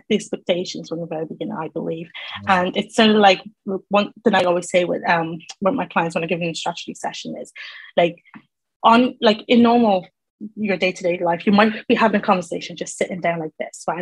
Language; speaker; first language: English; native; English